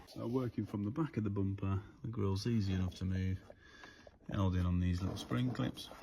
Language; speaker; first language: English; native; English